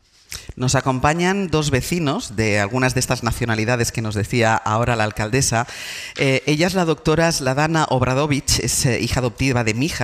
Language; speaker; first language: Spanish; native; Spanish